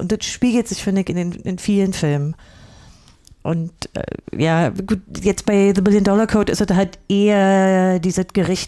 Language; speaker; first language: German; native; German